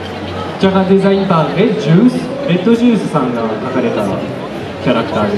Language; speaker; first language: Japanese; non-native, fluent; French